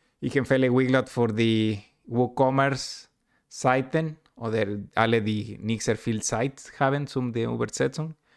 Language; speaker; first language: German; non-native, learner; Spanish